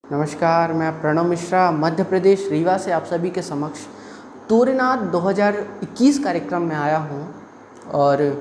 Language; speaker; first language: Hindi; native; Hindi